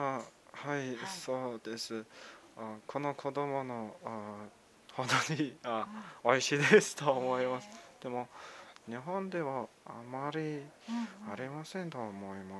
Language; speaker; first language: Japanese; non-native, learner; Mongolian